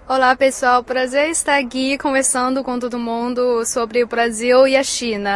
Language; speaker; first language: Portuguese; non-native, fluent; Chinese